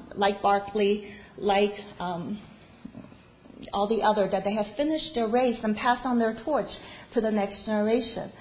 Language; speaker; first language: English; non-native, fluent; Chinese